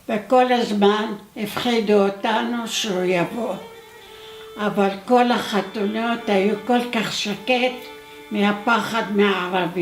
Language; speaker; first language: Hebrew; non-native, fluent; Arabic